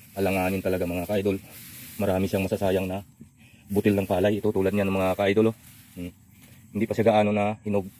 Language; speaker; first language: Filipino; non-native, local second language; Iloko